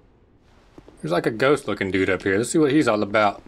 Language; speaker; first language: English; native; English